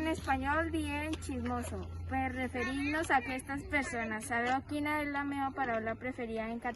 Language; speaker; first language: Catalan; non-native, learner; Spanish